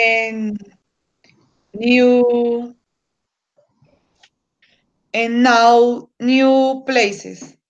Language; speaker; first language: English; non-native, learner; Spanish